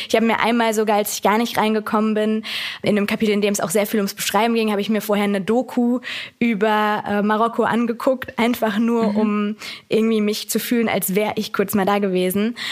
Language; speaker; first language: German; native; German